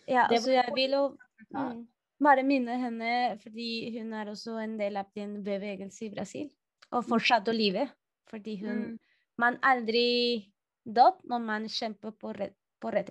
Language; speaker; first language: Norwegian; non-native, fluent; Spanish